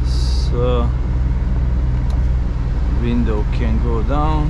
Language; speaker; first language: English; non-native, learner; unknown